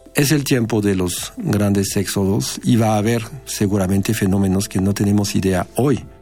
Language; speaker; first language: Spanish; non-native, fluent; French